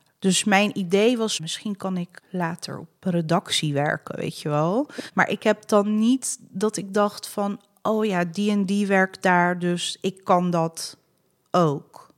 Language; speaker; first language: Dutch; early bilingual, other home language; Arabic